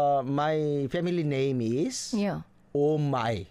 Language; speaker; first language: English; non-native, learner; Korean